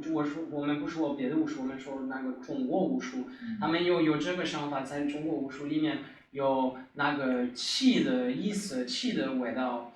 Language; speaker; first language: Chinese; non-native, learner; French